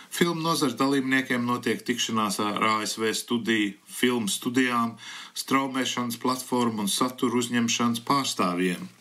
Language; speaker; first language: Latvian; early bilingual, heritage; Latvian